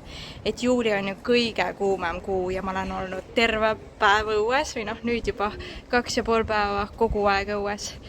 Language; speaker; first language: Estonian; native; Estonian